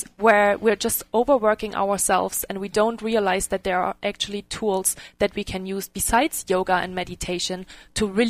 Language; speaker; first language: English; non-native, fluent; German